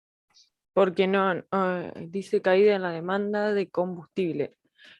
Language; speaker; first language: Spanish; native; Spanish